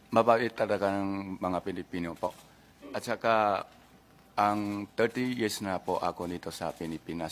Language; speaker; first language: Filipino; non-native, learner; Chinese